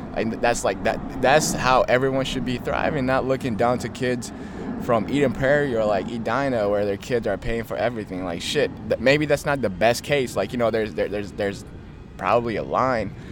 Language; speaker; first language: English; early bilingual, other home language; Amharic